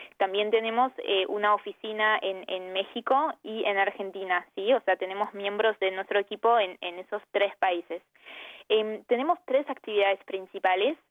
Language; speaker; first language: Spanish; early bilingual, heritage; Spanish